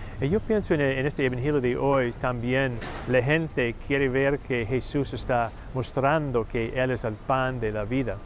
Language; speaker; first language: Spanish; non-native, learner; English